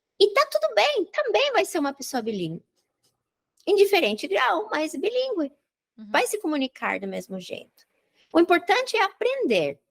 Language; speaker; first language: Portuguese; non-native, fluent; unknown